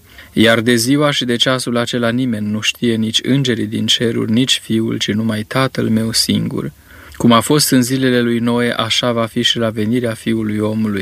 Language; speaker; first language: Romanian; native; Romanian